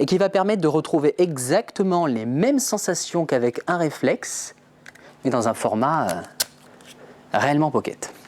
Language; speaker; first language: French; native; French